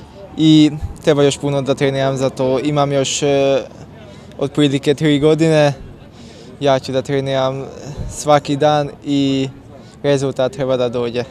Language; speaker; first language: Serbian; non-native, local second language; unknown